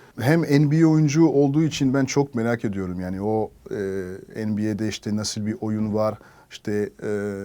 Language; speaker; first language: Turkish; non-native, fluent; French